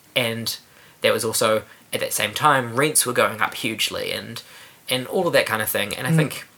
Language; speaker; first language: English; native; English